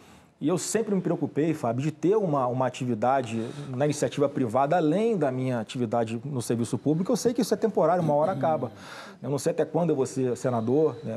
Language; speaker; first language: Portuguese; native; Portuguese